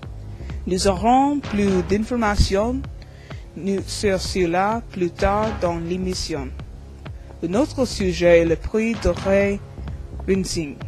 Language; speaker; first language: French; non-native, learner; English